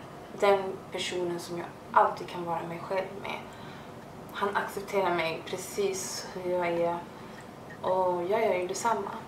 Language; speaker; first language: Swedish; early bilingual, other home language; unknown